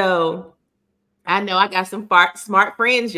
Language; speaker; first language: English; native; English